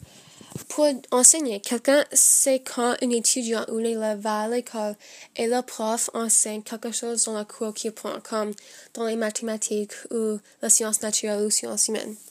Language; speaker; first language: French; non-native, fluent; English